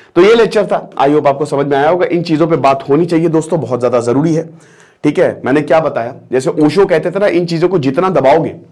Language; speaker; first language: Hindi; native; Hindi